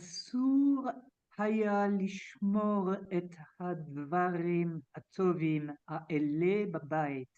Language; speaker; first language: Hebrew; non-native, learner; French